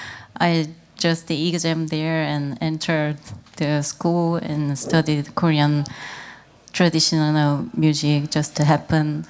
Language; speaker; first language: English; non-native, learner; Korean